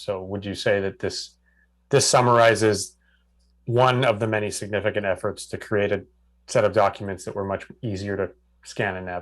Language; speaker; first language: English; native; English